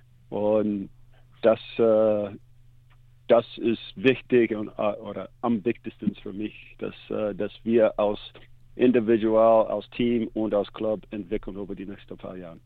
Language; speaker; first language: German; non-native, fluent; English